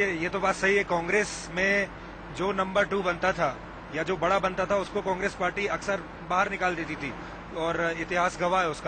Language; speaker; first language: Hindi; native; Hindi